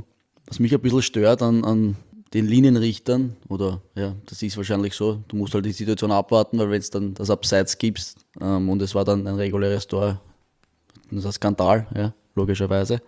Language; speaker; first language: German; native; German